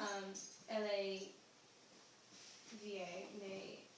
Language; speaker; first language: French; non-native, learner; English